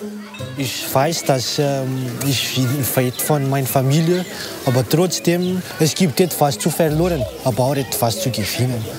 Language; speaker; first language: German; non-native, learner; Malagasy